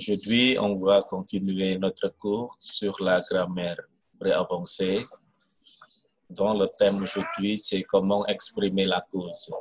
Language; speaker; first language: French; non-native, fluent; Indonesian